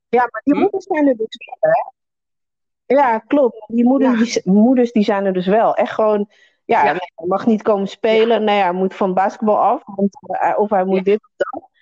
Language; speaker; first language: Dutch; native; Dutch